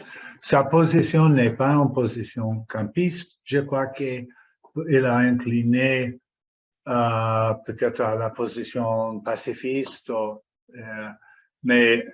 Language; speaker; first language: French; non-native, fluent; English